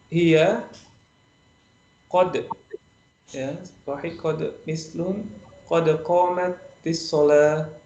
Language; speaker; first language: Arabic; non-native, learner; Indonesian